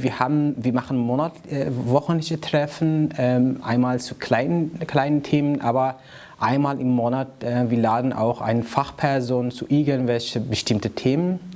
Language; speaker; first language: German; non-native, fluent; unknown